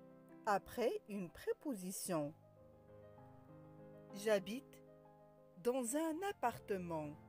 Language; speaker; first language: French; non-native, local second language; Arabic